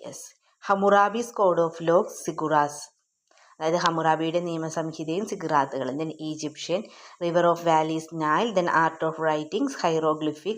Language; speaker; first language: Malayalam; native; Malayalam